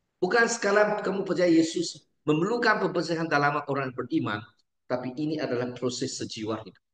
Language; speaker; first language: Malay; non-native, local second language; Chinese